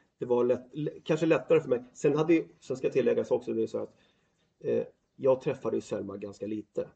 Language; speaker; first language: Swedish; native; Swedish